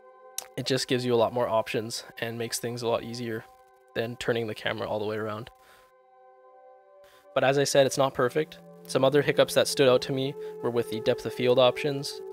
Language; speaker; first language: English; native; English